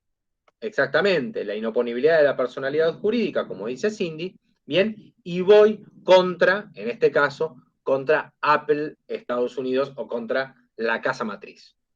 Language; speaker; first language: Spanish; native; Spanish